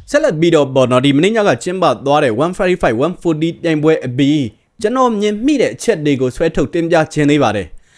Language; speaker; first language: Burmese; native; Burmese